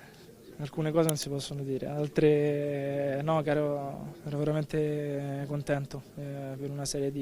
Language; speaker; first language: Italian; native; Italian